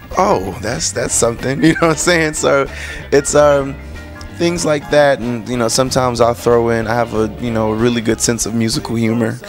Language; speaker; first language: English; native; English